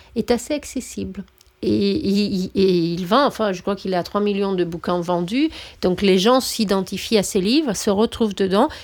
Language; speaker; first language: French; non-native, fluent; Romanian